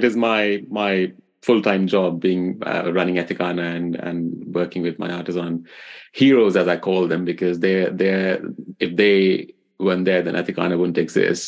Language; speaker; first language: English; non-native, local second language; Hindi